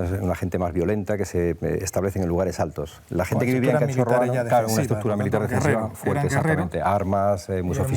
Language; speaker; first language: Spanish; native; Spanish